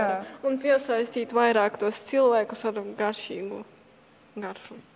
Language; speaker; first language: Latvian; native; Latvian